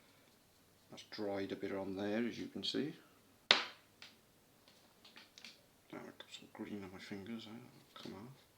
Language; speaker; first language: English; native; English